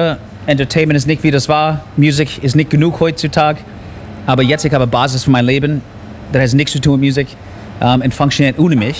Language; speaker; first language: German; non-native, learner; English